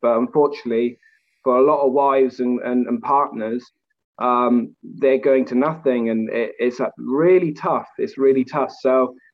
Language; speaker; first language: English; native; English